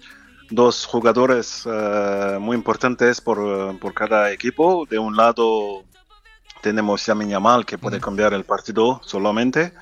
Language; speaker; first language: Spanish; non-native, fluent; French